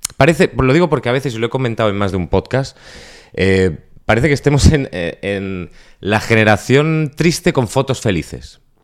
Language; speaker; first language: Spanish; native; Spanish